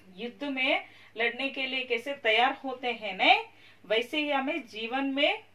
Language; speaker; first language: Hindi; non-native, local second language; Kannada